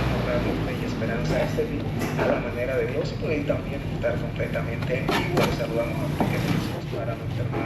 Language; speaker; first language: Spanish; native; Spanish